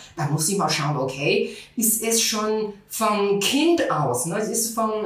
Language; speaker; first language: German; non-native, fluent; Chinese